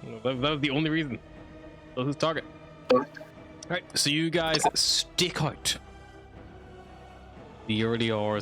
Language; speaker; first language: English; native; English